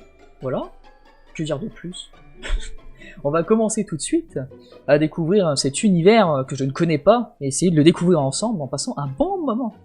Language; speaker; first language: French; native; French